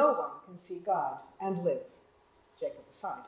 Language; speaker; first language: English; native; English